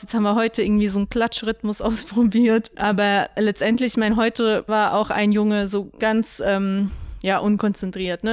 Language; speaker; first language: German; native; German